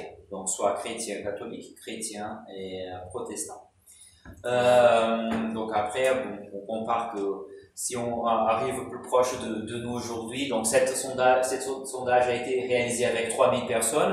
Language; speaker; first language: French; non-native, fluent; Portuguese